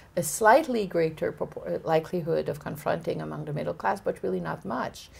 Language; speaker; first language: English; native; English